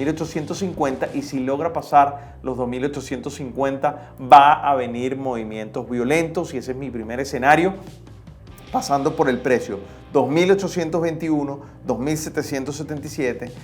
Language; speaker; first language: Spanish; native; Spanish